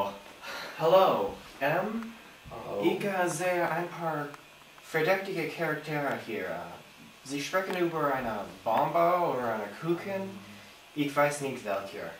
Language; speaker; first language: German; non-native, learner; English